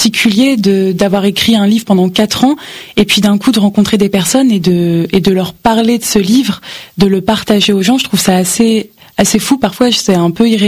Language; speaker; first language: French; native; French